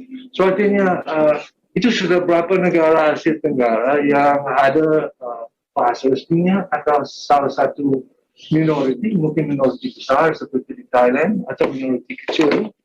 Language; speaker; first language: Indonesian; non-native, fluent; English